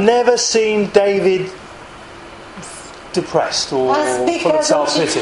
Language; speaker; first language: English; native; English